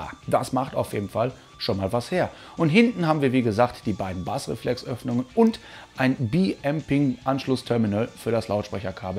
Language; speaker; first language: German; native; German